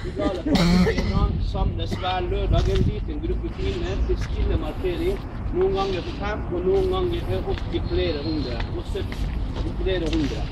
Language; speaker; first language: Norwegian; non-native, fluent; Persian